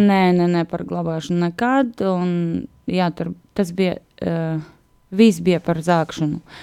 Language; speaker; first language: Latvian; non-native, local second language; Russian